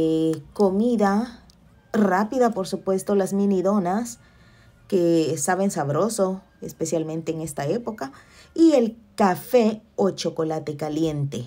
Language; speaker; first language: Spanish; native; Spanish